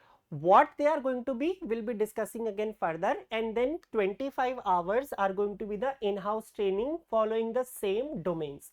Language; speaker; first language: English; non-native, local second language; Hindi